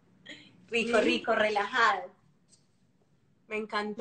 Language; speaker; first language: Spanish; native; Spanish